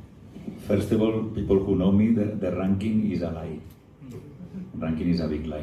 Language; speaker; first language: English; non-native, fluent; Spanish